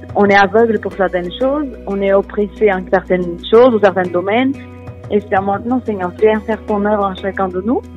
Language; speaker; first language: French; non-native, fluent; Portuguese